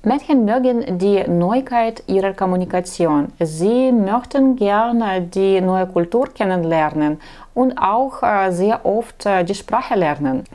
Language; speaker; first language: German; non-native, learner; Russian